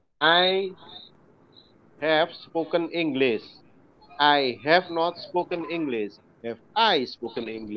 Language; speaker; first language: English; non-native, learner; Indonesian